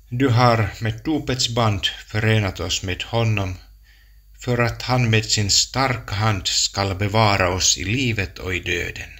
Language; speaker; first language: Swedish; non-native, local second language; Finnish